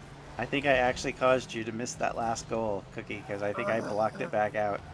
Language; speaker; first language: English; native; English